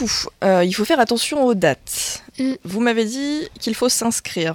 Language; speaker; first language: French; native; French